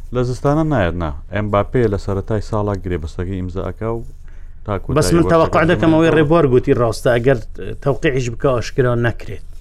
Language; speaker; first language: Central Kurdish; native; Central Kurdish